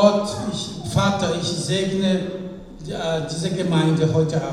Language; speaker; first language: German; non-native, fluent; French